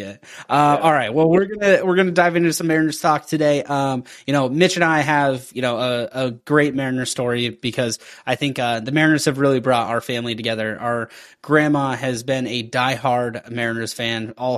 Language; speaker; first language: English; native; English